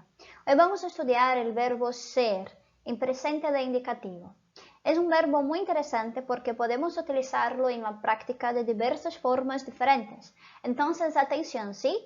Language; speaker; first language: Spanish; non-native, fluent; Portuguese